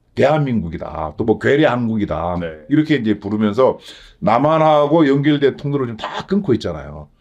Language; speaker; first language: Korean; native; Korean